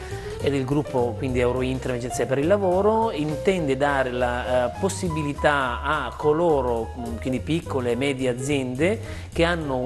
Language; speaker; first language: Italian; native; Italian